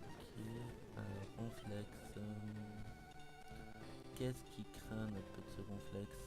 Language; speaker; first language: French; native; French